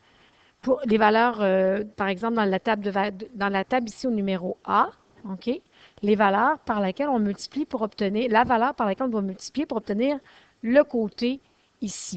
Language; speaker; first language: French; native; French